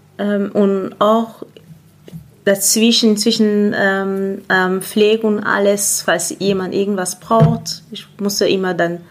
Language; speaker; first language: German; non-native, fluent; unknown